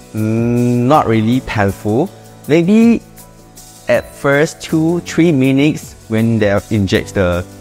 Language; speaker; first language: English; non-native, local second language; Chinese